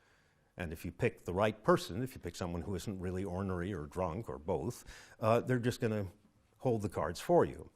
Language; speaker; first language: English; native; English